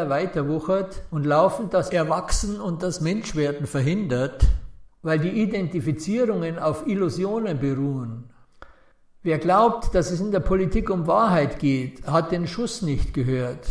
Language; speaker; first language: German; native; German